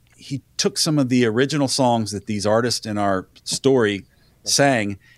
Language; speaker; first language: English; native; English